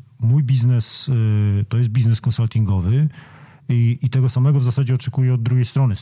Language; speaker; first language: Polish; native; Polish